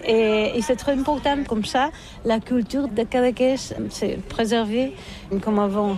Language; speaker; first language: French; non-native, learner; Catalan